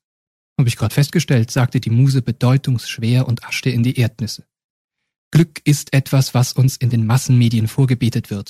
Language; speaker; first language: German; native; German